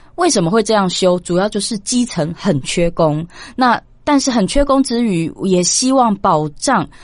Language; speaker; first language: Chinese; native; Chinese